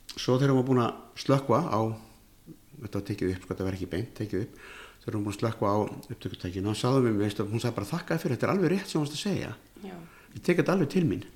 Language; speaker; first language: Icelandic; native; Icelandic